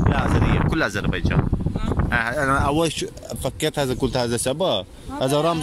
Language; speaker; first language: Arabic; non-native, learner; Azerbaijani